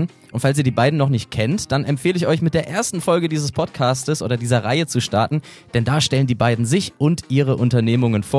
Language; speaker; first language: German; native; German